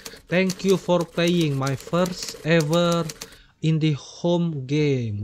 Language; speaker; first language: English; non-native, learner; Indonesian